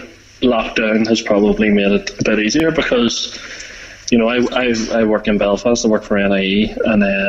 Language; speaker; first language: English; native; English